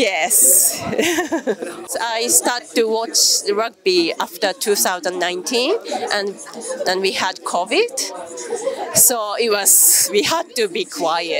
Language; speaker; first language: English; non-native, fluent; Japanese